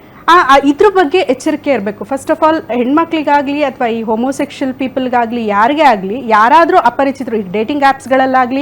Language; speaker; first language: Kannada; native; Kannada